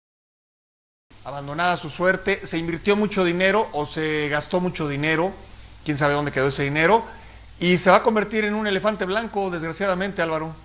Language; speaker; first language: Spanish; native; Spanish